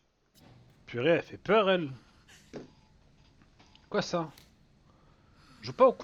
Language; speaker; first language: French; native; French